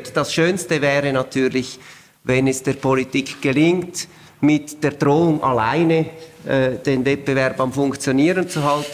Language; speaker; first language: German; native; German